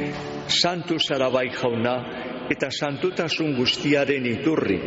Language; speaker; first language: Basque; native; Basque